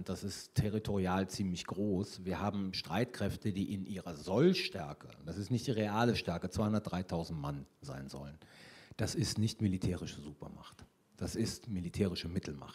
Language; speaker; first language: German; native; German